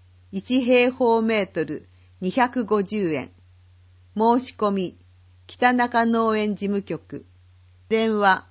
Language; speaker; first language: Japanese; native; Japanese